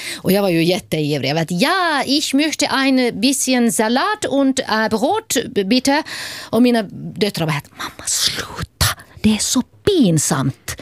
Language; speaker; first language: Swedish; native; Swedish